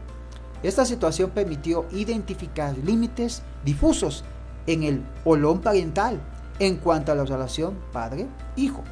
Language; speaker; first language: Spanish; native; Spanish